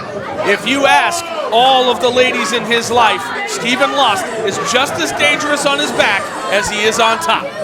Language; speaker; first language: English; native; English